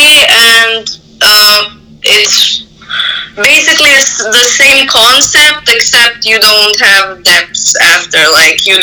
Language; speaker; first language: English; non-native, fluent; Serbian